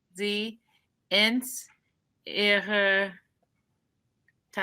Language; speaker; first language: German; non-native, learner; English